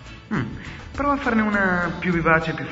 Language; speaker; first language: Italian; native; Italian